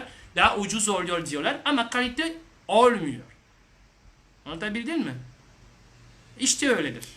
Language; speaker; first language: Turkish; non-native, learner; French